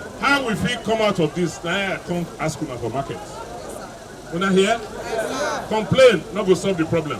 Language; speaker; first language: Nigerian Pidgin; non-native, local second language; Bini